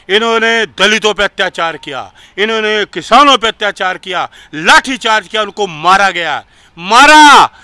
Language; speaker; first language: Hindi; native; Hindi